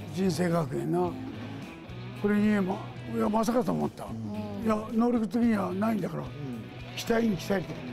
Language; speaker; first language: Japanese; native; Japanese